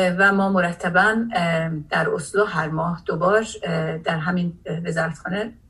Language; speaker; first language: Persian; non-native, local second language; Azerbaijani